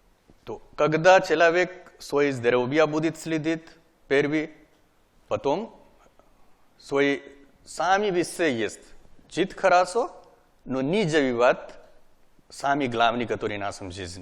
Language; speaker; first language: Russian; non-native, learner; Hindi